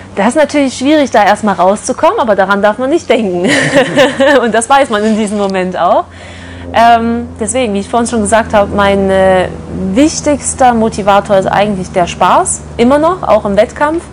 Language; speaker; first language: German; native; German